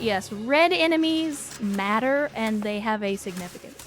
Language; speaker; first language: English; native; English